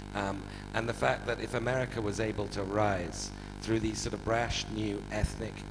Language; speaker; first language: English; native; English